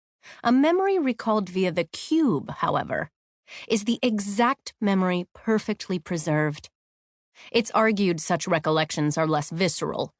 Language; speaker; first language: English; native; English